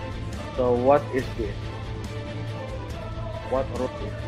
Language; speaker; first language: English; non-native, fluent; Indonesian